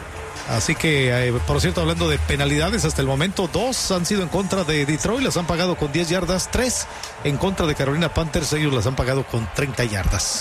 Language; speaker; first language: Spanish; native; Spanish